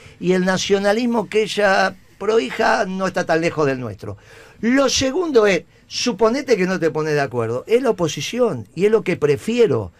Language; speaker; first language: Spanish; native; Spanish